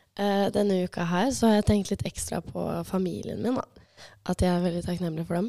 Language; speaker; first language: Norwegian; early bilingual, other home language; Albanian